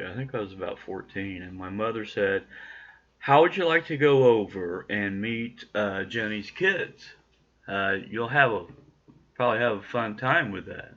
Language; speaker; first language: English; native; English